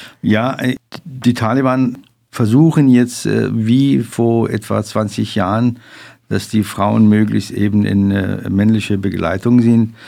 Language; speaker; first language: German; non-native, fluent; Persian